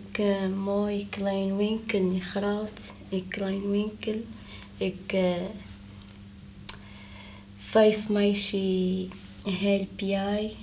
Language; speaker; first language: Dutch; non-native, learner; Arabic